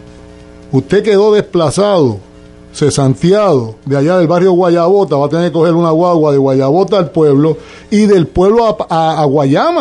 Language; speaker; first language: Spanish; native; Spanish